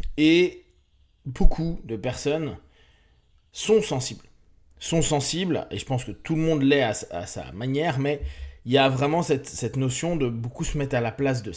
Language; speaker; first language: French; native; French